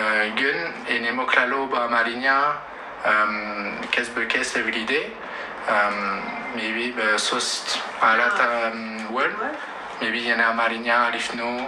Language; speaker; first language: Amharic; non-native, learner; English